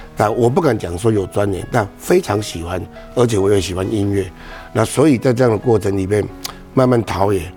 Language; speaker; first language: Chinese; native; Chinese